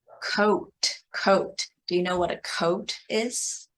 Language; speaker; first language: English; non-native, fluent; Chinese